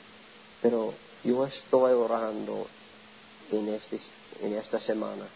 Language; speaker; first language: Spanish; non-native, learner; English